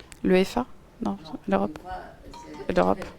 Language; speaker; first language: French; native; French